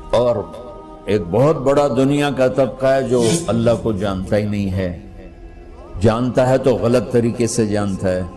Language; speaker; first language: Urdu; non-native, local second language; Punjabi